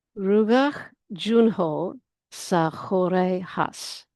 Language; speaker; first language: Irish; non-native, learner; English